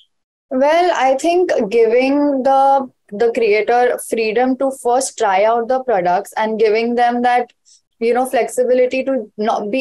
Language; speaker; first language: English; non-native, local second language; Hindi